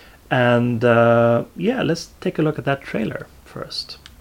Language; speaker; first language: English; non-native, fluent; Swedish